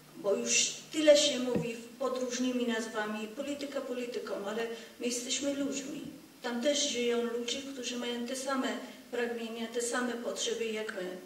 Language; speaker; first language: Polish; non-native, fluent; Persian